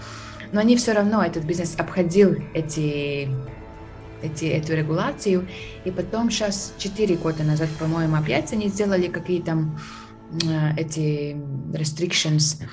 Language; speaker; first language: Russian; non-native, fluent; Latvian